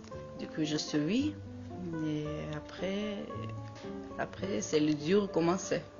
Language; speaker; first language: French; non-native, learner; Armenian